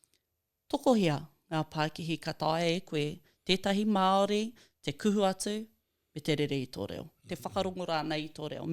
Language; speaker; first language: Māori; non-native, local second language; English